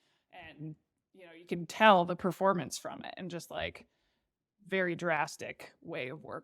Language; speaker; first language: English; native; English